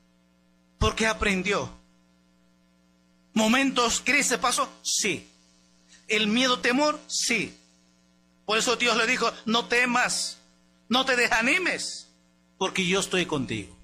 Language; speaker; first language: Spanish; native; Spanish